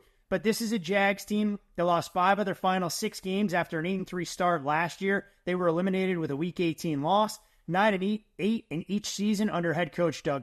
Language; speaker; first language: English; native; English